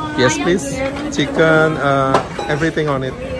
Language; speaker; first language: English; non-native, learner; Indonesian